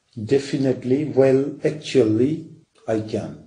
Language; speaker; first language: English; non-native, local second language; Nepali